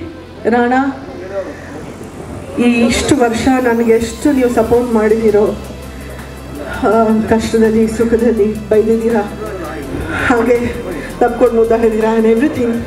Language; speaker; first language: Kannada; native; Kannada